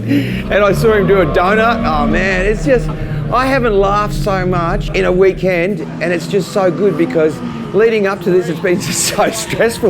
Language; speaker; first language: English; native; English